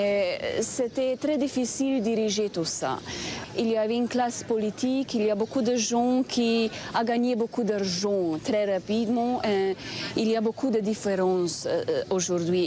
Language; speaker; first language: French; non-native, fluent; Slovenian